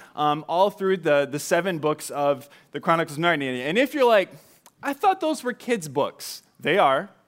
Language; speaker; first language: English; native; English